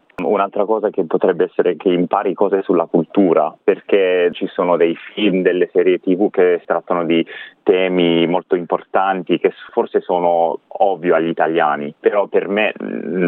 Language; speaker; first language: Italian; non-native, fluent; English